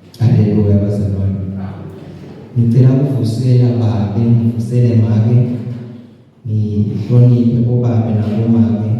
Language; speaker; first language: Zulu; non-native, local second language; Swati